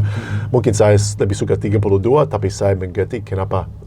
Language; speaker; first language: Indonesian; non-native, fluent; English